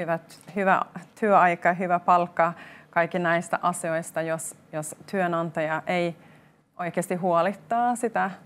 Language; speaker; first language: Finnish; non-native, local second language; Swedish